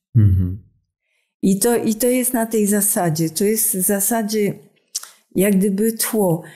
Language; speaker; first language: Polish; non-native, fluent; French